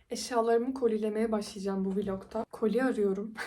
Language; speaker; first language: Turkish; native; Turkish